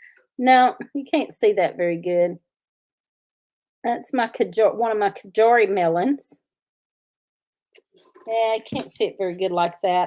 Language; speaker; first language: English; native; English